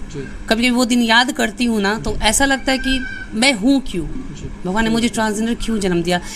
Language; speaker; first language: Hindi; native; Hindi